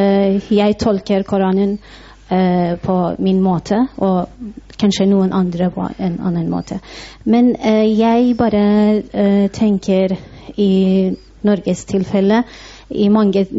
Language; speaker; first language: Norwegian; non-native, fluent; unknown